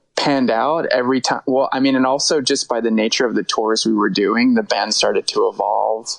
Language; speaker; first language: English; native; English